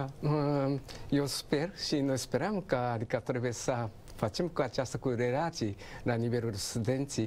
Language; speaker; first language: Romanian; non-native, learner; Japanese